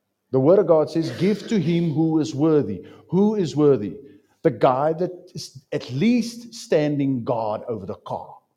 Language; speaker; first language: English; non-native, local second language; Afrikaans